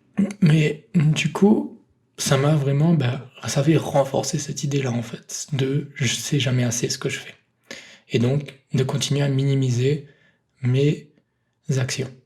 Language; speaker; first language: French; native; French